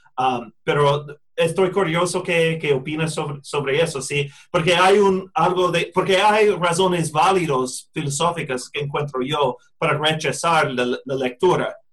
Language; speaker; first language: Spanish; non-native, fluent; English